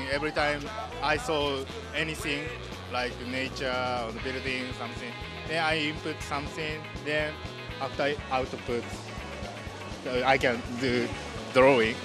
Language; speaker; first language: English; non-native, learner; Japanese